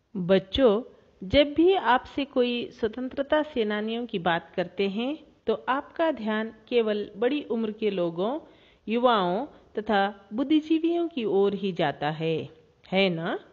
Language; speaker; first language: Hindi; non-native, local second language; Kannada